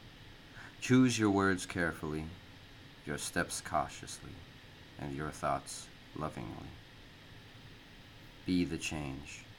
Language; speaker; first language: English; native; English